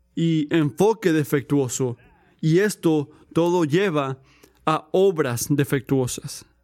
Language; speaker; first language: Spanish; native; Spanish